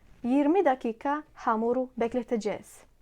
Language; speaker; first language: Turkish; non-native, fluent; Bosnian